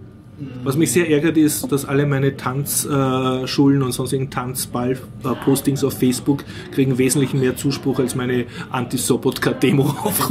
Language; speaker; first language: German; native; German